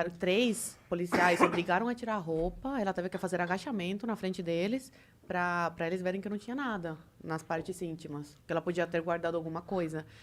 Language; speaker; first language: Portuguese; non-native, fluent; Spanish